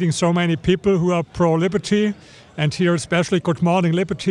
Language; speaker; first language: English; non-native, fluent; German